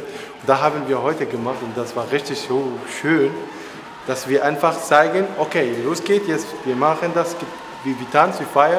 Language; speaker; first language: German; non-native, learner; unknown